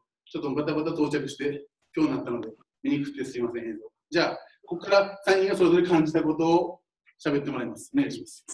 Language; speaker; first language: Japanese; native; Japanese